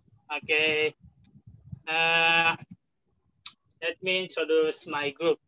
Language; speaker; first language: English; non-native, learner; Indonesian